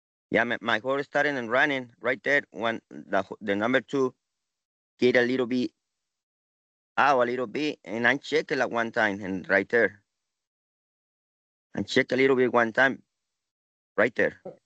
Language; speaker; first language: English; non-native, learner; Spanish